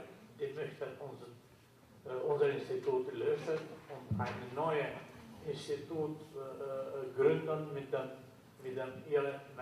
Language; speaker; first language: German; non-native, learner; Albanian